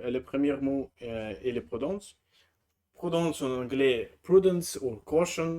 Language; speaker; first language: French; non-native, learner; Russian